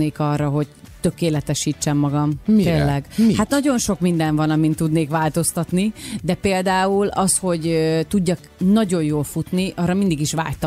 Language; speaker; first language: Hungarian; native; Hungarian